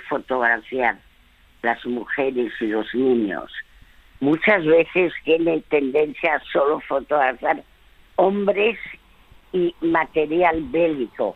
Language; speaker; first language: Spanish; early bilingual, other home language; French